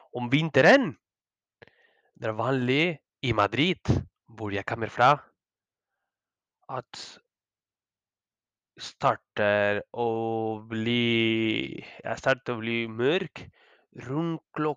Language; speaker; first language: Norwegian; non-native, learner; Spanish